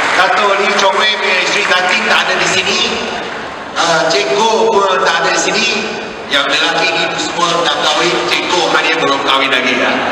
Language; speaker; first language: Malay; non-native, local second language; Chinese